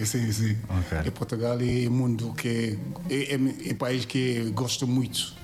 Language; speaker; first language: Portuguese; non-native, learner; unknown